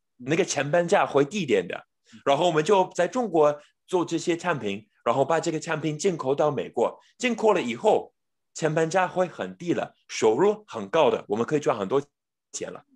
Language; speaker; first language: Chinese; non-native, fluent; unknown